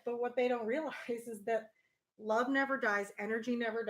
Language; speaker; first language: English; native; English